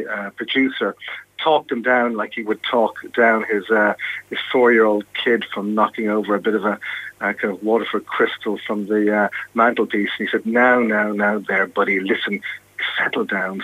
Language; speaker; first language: English; native; English